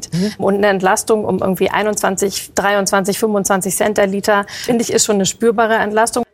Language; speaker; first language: German; native; German